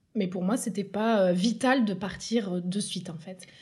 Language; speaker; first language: French; native; French